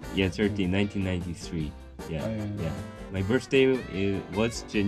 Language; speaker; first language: English; non-native, learner; Korean